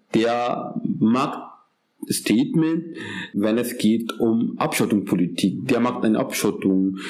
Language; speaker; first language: German; non-native, fluent; Urdu